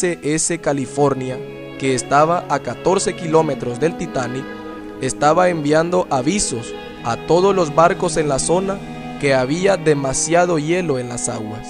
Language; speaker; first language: Spanish; native; Spanish